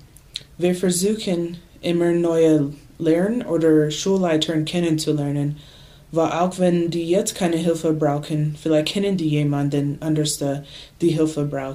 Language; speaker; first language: German; non-native, learner; English